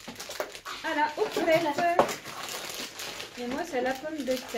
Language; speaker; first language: French; native; French